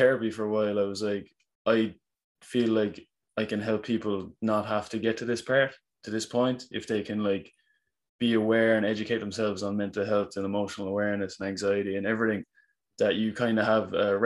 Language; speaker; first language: English; native; English